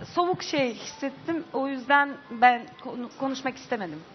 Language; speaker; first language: Turkish; non-native, learner; Uzbek